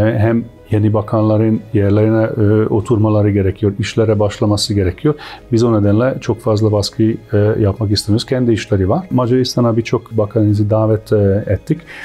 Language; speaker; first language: Turkish; non-native, fluent; Hungarian